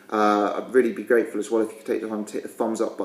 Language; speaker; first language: English; native; English